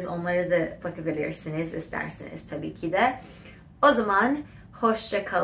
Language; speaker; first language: Turkish; non-native, fluent; English